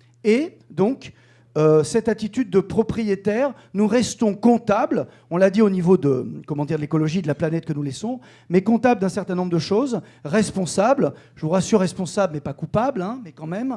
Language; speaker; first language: French; native; French